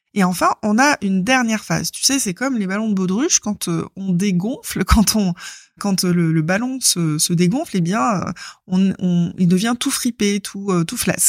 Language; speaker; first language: French; native; French